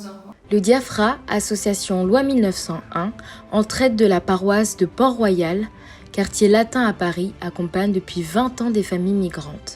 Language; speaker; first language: French; native; French